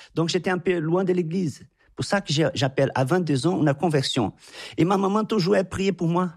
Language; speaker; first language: French; non-native, fluent; Portuguese